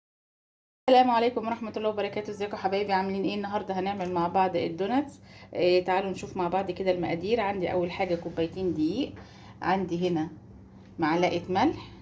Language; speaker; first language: Arabic; native; Arabic